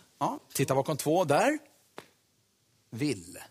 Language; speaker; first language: Swedish; native; Swedish